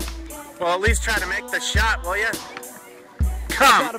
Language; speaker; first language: English; native; English